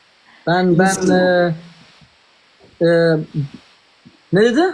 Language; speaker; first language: Turkish; non-native, learner; Arabic